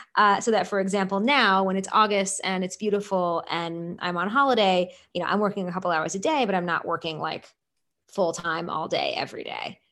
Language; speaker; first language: English; native; English